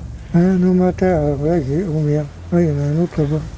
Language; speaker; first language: French; native; French